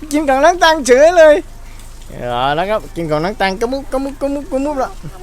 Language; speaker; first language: Thai; native; Thai